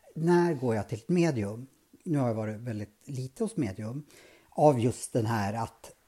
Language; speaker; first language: Swedish; native; Swedish